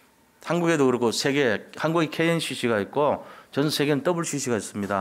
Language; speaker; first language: Korean; native; Korean